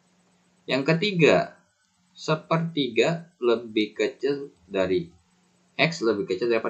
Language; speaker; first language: Indonesian; native; Indonesian